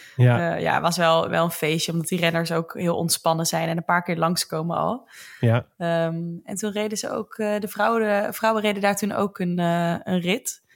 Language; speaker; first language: Dutch; native; Dutch